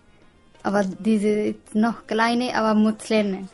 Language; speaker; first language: German; non-native, learner; Punjabi